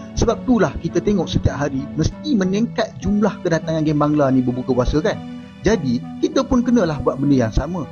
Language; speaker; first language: Malay; native; Malay